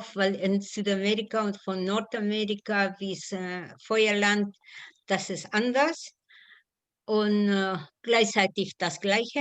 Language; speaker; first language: German; non-native, fluent; Spanish